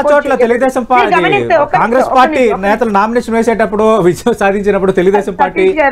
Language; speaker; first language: Telugu; native; Telugu